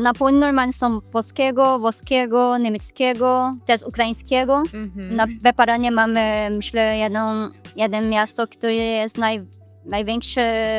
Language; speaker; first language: Polish; non-native, learner; Portuguese